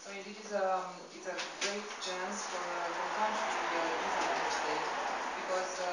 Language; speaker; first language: English; non-native, fluent; Romanian